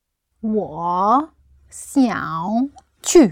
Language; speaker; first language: Chinese; non-native, learner; English